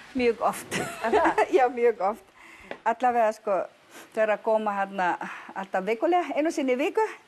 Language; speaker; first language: Icelandic; non-native, learner; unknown